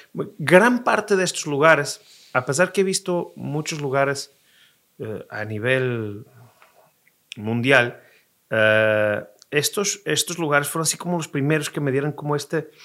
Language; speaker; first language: Spanish; non-native, fluent; Portuguese